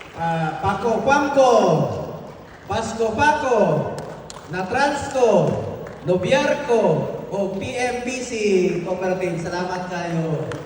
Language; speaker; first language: Filipino; non-native, local second language; Cebuano